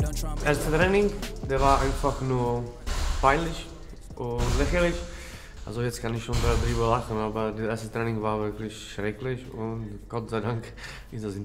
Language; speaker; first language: German; non-native, learner; Czech